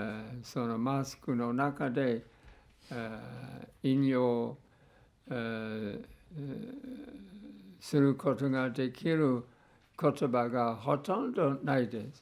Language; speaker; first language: Japanese; non-native, fluent; English